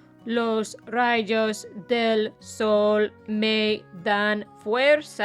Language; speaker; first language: Spanish; non-native, fluent; English